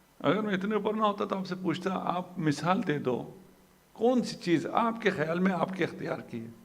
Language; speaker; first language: Urdu; non-native, local second language; Punjabi